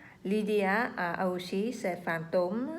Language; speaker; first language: French; non-native, learner; Vietnamese